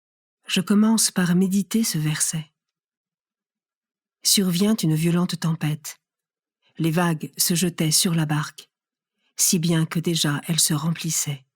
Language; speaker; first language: French; native; French